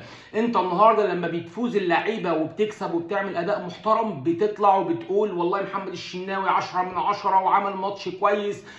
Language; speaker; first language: Arabic; native; Arabic